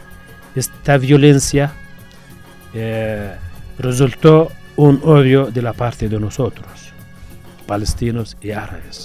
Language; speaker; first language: Spanish; non-native, fluent; Arabic